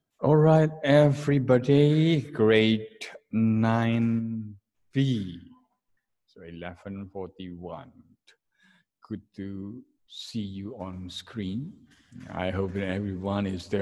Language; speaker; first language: English; non-native, fluent; Indonesian